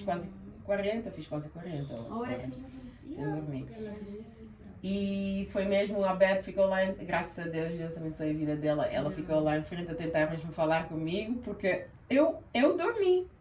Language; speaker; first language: Portuguese; early bilingual, heritage; Portuguese